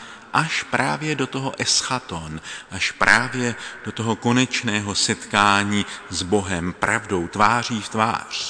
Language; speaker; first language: Czech; native; Czech